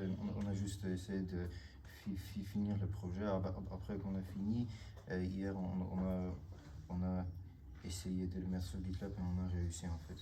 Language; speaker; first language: French; non-native, learner; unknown